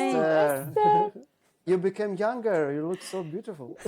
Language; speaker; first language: English; non-native, learner; Ukrainian